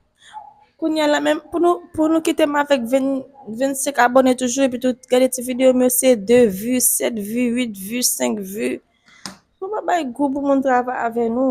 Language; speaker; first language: French; non-native, local second language; Haitian Creole